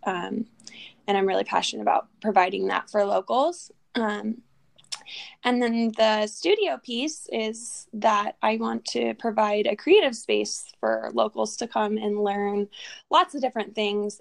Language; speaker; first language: English; native; English